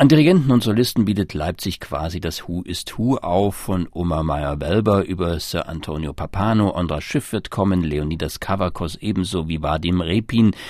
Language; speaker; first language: German; native; German